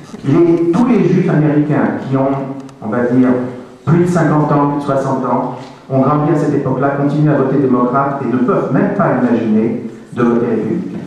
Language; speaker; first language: French; native; French